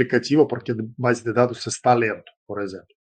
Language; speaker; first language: Portuguese; non-native, fluent; Russian